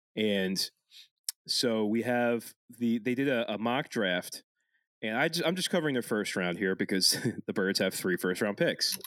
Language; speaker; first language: English; early bilingual, other home language; Italian